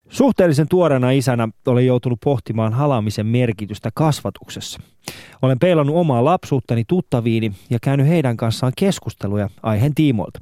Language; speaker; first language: Finnish; early bilingual, other home language; Persian